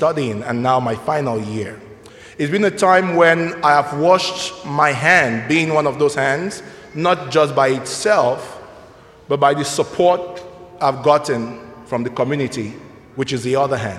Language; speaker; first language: English; non-native, local second language; Igbo